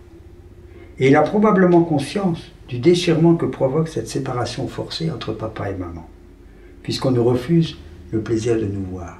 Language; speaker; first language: French; native; French